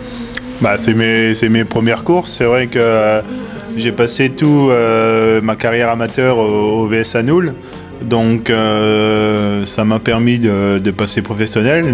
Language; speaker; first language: French; native; French